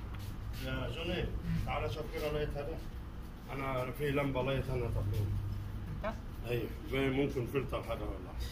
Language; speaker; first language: Arabic; non-native, local second language; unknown